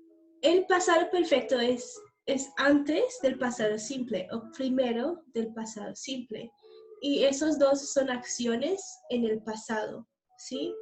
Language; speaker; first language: Spanish; non-native, fluent; English